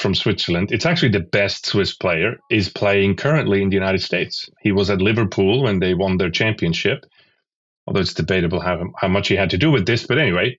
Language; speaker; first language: English; non-native, fluent; Swiss German